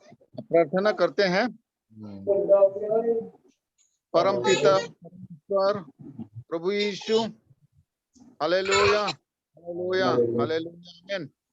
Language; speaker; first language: Hindi; non-native, local second language; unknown